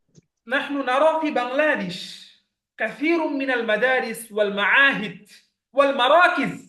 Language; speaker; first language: Arabic; non-native, fluent; Bangla